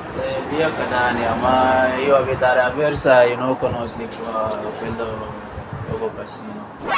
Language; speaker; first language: Italian; non-native, learner; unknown